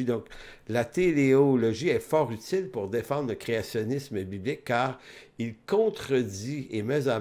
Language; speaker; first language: French; native; French